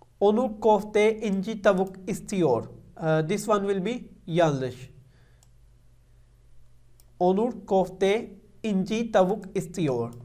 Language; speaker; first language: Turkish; non-native, learner; Urdu